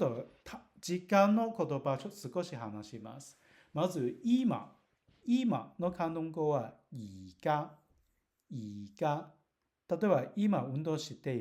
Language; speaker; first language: Japanese; non-native, learner; Cantonese